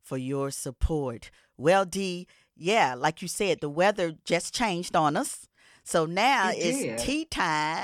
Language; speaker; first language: English; native; English